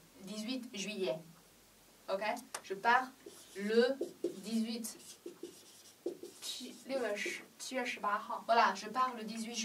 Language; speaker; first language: French; non-native, learner; Chinese